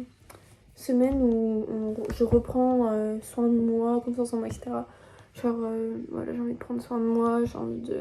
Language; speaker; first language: French; native; French